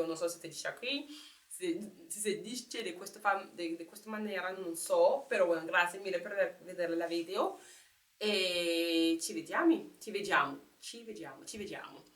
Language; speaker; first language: Italian; non-native, learner; French